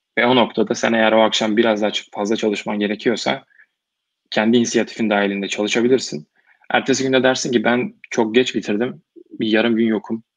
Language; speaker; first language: Turkish; native; Turkish